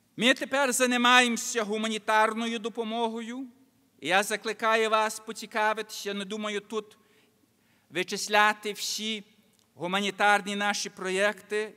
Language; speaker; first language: Ukrainian; early bilingual, heritage; Ukrainian